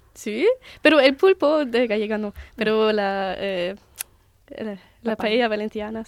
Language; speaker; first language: Spanish; non-native, learner; German